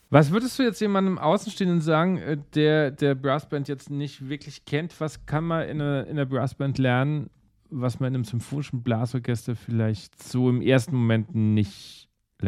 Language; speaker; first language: German; native; German